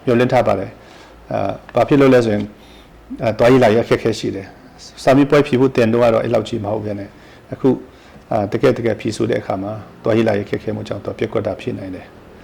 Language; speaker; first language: Burmese; non-native, local second language; Tedim Chin